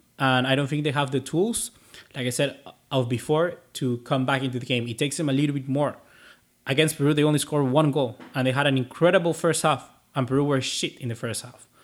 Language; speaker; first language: English; non-native, fluent; Spanish